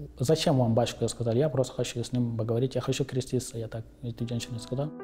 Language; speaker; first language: Russian; non-native, fluent; Arabic